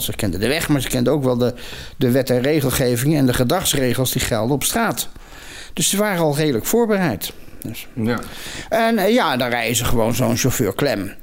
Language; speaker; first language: Dutch; native; Dutch